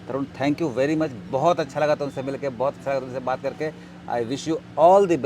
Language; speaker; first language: Hindi; native; Hindi